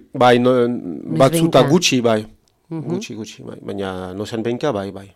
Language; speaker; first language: Basque; non-native, local second language; French